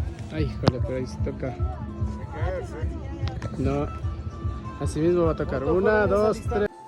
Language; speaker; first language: Spanish; native; Spanish